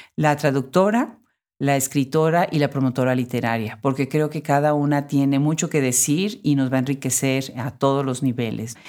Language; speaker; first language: Spanish; native; Spanish